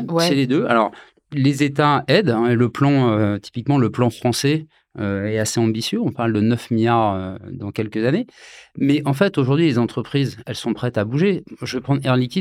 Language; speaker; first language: French; native; French